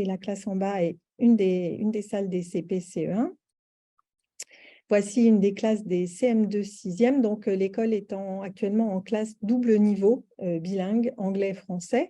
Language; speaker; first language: French; native; French